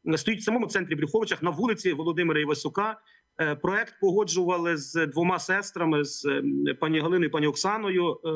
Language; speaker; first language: Ukrainian; native; Ukrainian